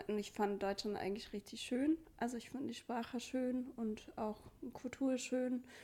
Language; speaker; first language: German; non-native, fluent; English